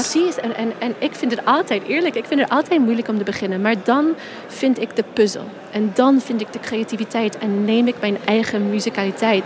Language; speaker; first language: Dutch; non-native, fluent; English